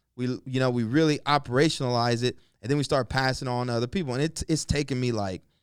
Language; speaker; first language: English; native; English